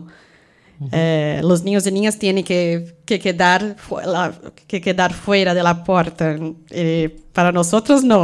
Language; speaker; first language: Spanish; non-native, fluent; Portuguese